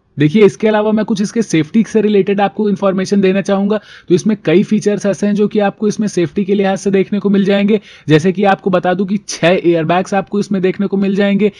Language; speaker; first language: Hindi; native; Hindi